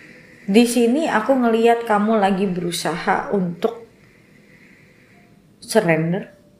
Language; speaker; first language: Indonesian; native; Indonesian